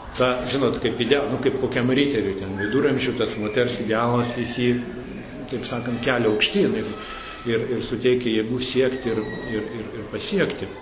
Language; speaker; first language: Lithuanian; early bilingual, heritage; Lithuanian